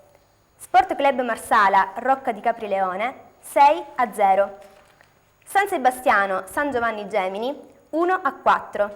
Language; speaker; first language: Italian; native; Italian